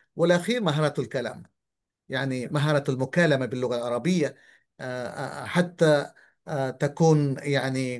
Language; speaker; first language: Arabic; non-native, fluent; Bangla